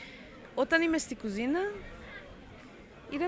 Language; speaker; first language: Greek; early bilingual, heritage; Greek